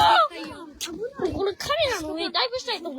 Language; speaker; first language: Japanese; native; Japanese